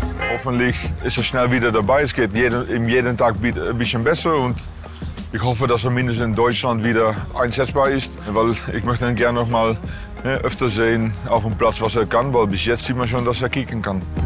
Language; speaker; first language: German; native; German